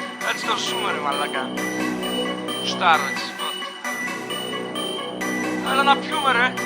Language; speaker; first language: Greek; native; Greek